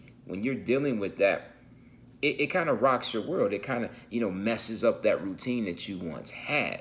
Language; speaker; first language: English; native; English